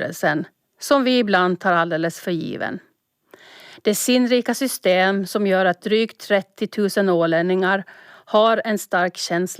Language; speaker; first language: Swedish; native; Swedish